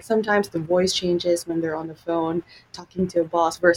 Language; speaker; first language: English; non-native, local second language; Filipino